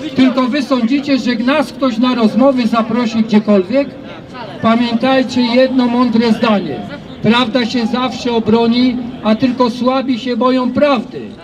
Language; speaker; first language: Polish; native; Polish